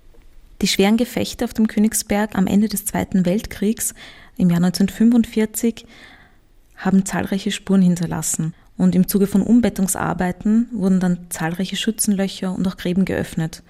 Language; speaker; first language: German; native; German